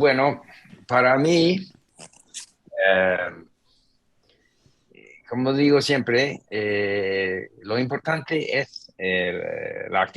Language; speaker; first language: Spanish; non-native, fluent; English